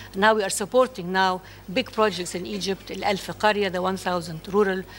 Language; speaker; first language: English; non-native, fluent; Arabic